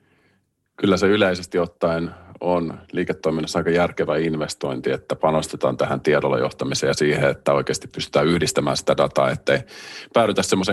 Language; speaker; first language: Finnish; native; Finnish